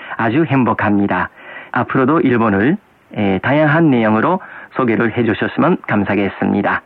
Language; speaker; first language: Korean; non-native, fluent; Japanese